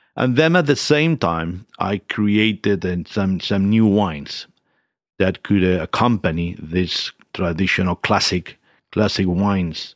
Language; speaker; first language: English; non-native, fluent; Spanish